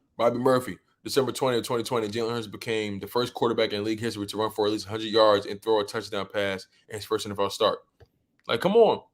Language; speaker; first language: English; native; English